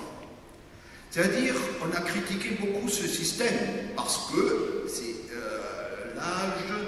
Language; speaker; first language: French; non-native, fluent; German